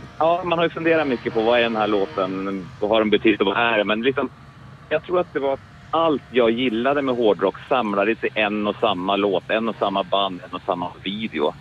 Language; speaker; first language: Swedish; native; Swedish